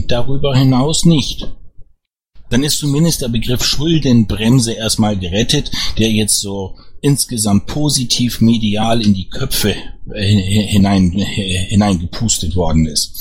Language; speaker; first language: German; native; German